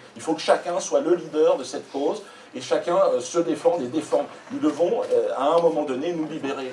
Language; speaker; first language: French; native; French